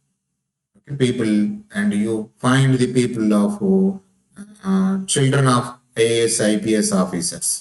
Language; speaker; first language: English; non-native, local second language; Telugu